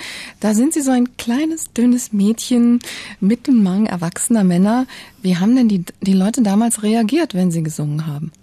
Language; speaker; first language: German; native; German